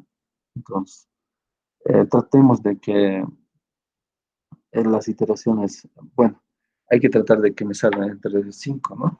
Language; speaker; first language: Spanish; native; Spanish